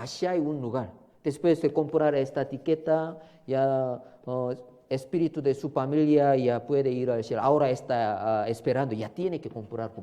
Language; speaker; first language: Spanish; non-native, learner; Korean